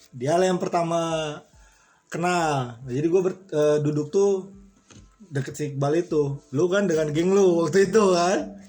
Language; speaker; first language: Indonesian; native; Indonesian